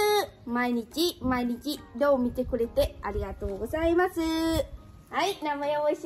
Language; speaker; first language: Japanese; non-native, learner; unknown